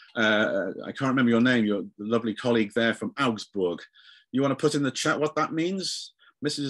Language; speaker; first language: English; native; English